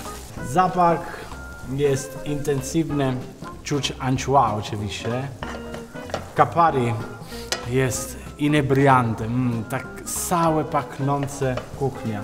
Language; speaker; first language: Polish; non-native, learner; Italian